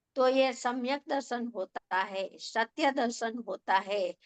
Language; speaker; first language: Hindi; non-native, local second language; Gujarati